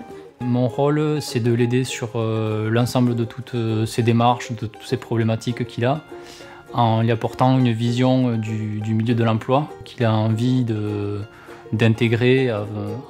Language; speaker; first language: French; native; French